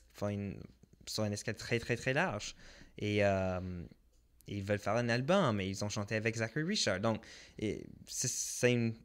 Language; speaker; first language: French; non-native, local second language; English